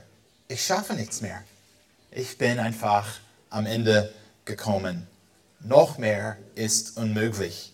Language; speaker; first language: German; non-native, fluent; English